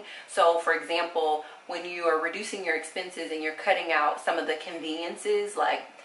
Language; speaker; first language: English; native; English